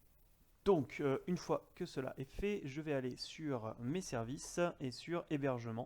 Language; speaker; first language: French; native; French